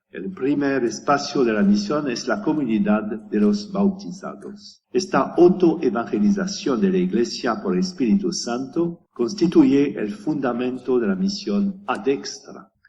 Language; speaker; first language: Spanish; non-native, learner; French